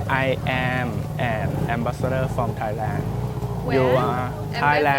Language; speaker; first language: English; non-native, learner; Thai